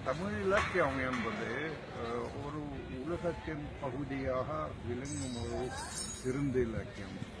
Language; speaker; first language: Tamil; non-native, fluent; Russian